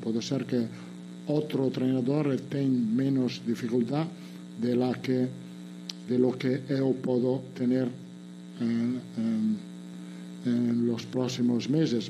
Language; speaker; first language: Spanish; non-native, fluent; Italian